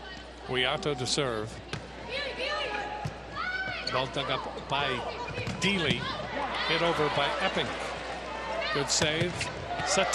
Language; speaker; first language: English; native; English